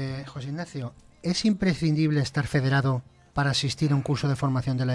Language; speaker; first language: Spanish; native; Spanish